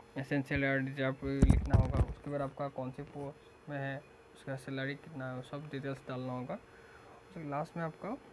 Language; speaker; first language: Hindi; non-native, local second language; Assamese